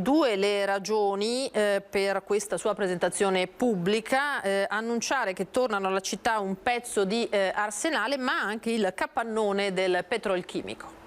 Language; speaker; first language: Italian; native; Italian